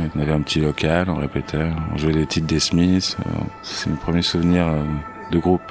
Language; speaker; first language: French; native; French